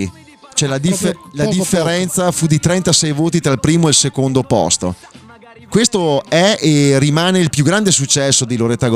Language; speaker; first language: Italian; native; Italian